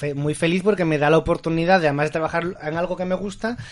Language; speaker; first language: Spanish; native; Spanish